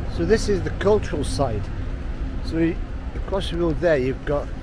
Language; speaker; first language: English; native; English